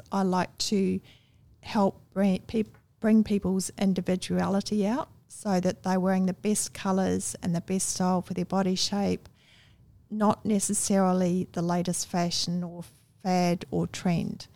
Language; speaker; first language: English; native; English